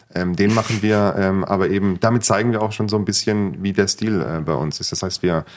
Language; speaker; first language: German; native; German